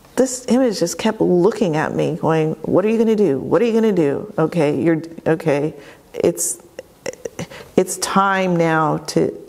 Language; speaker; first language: English; native; English